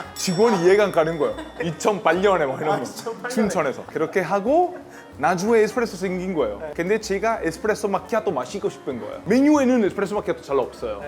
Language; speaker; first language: Korean; non-native, fluent; Italian